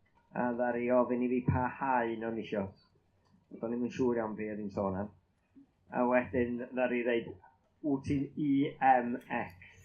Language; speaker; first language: Welsh; native; Welsh